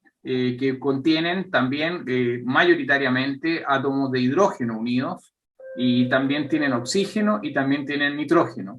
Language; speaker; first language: Spanish; native; Spanish